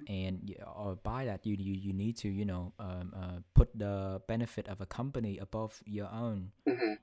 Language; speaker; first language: English; non-native, fluent; Vietnamese